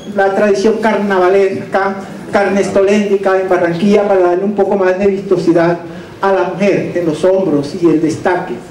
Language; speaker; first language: Spanish; native; Spanish